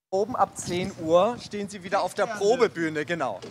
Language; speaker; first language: German; native; German